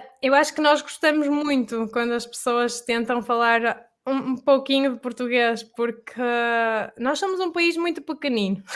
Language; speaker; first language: Portuguese; native; Portuguese